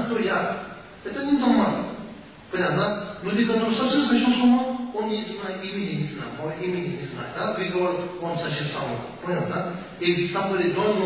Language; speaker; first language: Russian; non-native, learner; Tibetan